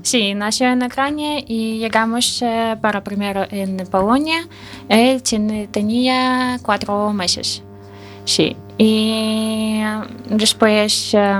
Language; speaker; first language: Spanish; non-native, learner; Russian